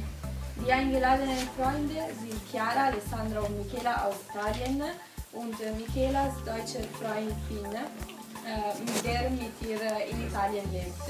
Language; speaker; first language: German; non-native, learner; Italian